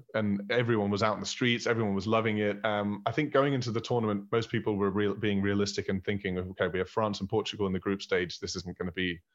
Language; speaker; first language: English; early bilingual, heritage; German